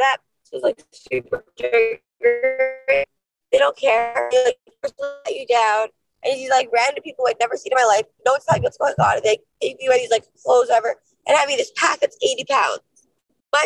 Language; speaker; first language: English; native; English